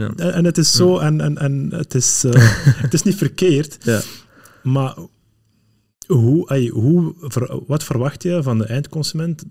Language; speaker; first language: Dutch; early bilingual, other home language; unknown